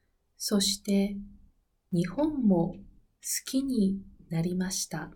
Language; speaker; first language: Japanese; non-native, learner; Spanish